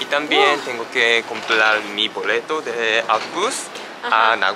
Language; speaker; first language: Spanish; non-native, learner; Japanese